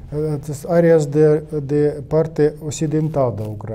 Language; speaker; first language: Portuguese; non-native, learner; Ukrainian